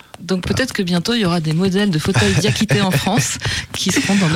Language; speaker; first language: French; native; French